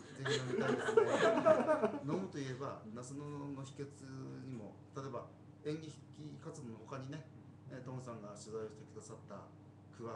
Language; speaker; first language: Japanese; native; Japanese